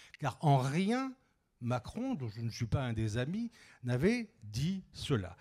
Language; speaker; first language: French; native; French